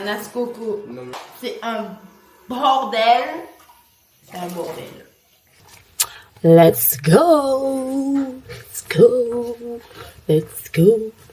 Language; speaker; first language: French; native; French